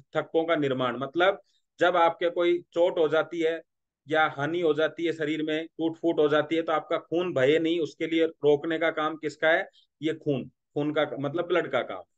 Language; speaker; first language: Hindi; non-native, local second language; Marathi